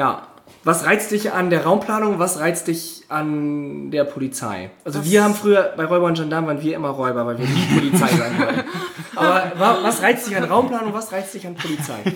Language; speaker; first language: German; native; German